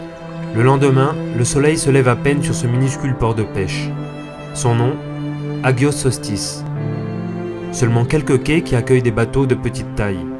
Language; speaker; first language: French; native; French